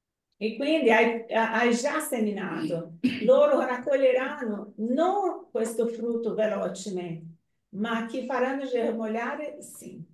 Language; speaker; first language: Italian; non-native, fluent; Portuguese